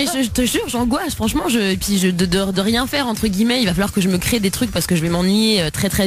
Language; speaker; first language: French; native; French